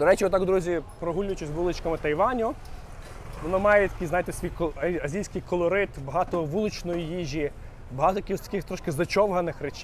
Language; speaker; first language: Ukrainian; native; Ukrainian